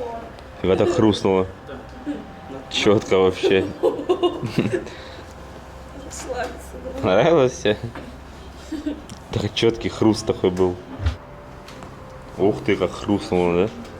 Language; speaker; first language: Russian; native; Russian